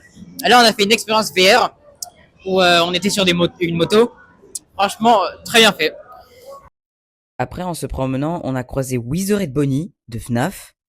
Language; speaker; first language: French; native; French